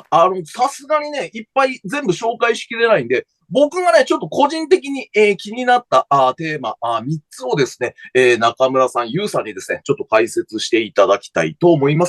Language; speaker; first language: Japanese; native; Japanese